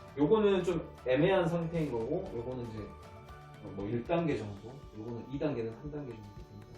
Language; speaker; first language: Korean; native; Korean